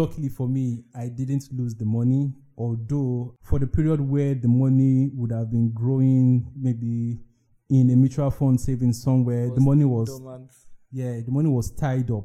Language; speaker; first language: English; non-native, local second language; Yoruba